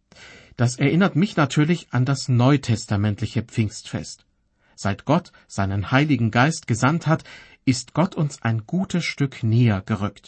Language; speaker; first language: German; native; German